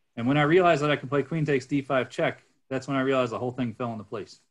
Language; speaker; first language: English; native; English